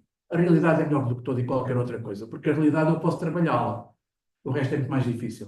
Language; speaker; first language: Portuguese; native; Portuguese